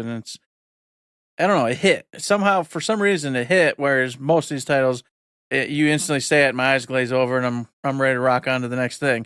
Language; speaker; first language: English; native; English